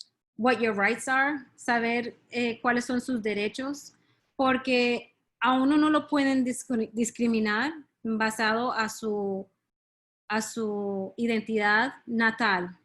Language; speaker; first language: Spanish; early bilingual, heritage; Spanish